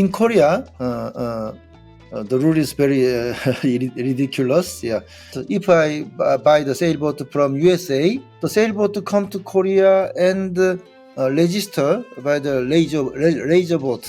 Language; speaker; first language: English; non-native, learner; Korean